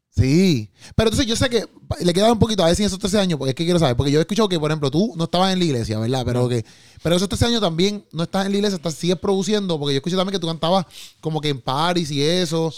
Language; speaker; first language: Spanish; native; Spanish